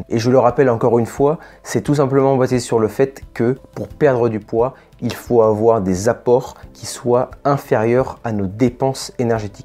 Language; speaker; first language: French; native; French